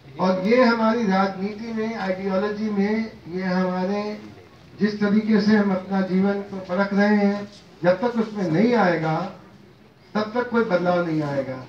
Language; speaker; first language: Hindi; native; Hindi